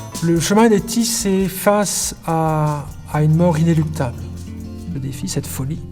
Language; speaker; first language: French; native; French